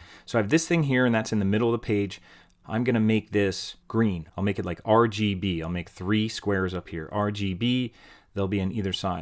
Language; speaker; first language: English; native; English